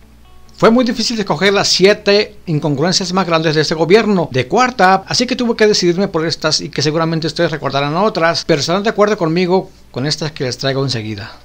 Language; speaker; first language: Spanish; native; Spanish